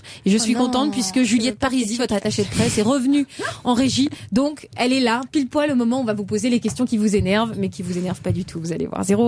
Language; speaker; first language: French; native; French